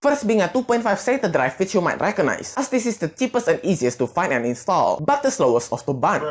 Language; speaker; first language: English; non-native, fluent; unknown